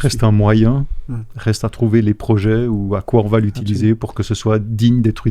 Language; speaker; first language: French; native; French